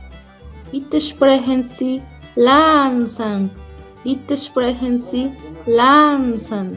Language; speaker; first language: German; non-native, learner; Spanish